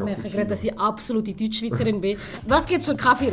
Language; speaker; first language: German; early bilingual, other home language; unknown